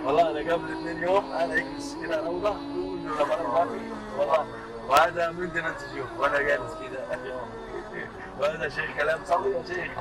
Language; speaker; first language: Arabic; non-native, learner; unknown